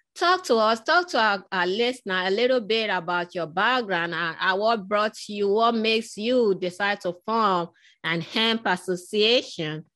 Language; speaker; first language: English; non-native, local second language; Yoruba